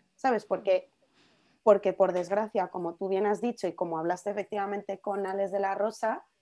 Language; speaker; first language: Spanish; native; Spanish